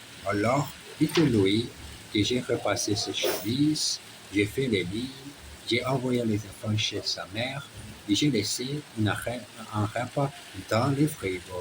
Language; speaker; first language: French; non-native, learner; Portuguese